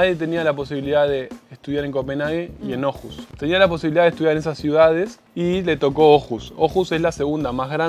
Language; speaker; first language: Spanish; native; Spanish